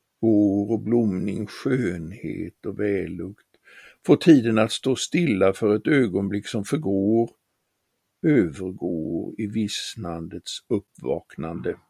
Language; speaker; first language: Swedish; native; Swedish